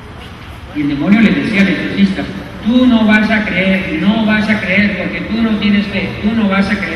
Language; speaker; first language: Spanish; native; Spanish